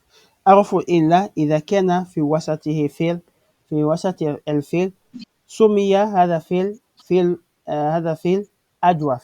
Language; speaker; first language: Arabic; non-native, fluent; French